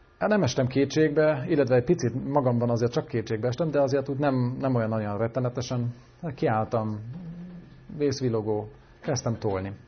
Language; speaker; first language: Hungarian; native; Hungarian